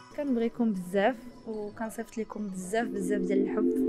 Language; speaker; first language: Arabic; native; Arabic